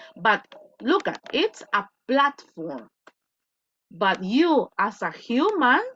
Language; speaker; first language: English; non-native, fluent; Spanish